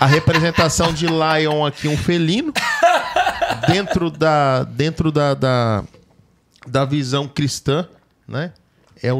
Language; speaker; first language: Portuguese; native; Portuguese